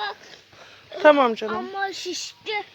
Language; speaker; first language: Turkish; non-native, learner; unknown